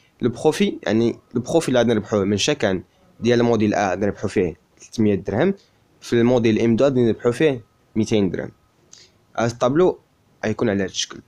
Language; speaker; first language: French; non-native, local second language; Arabic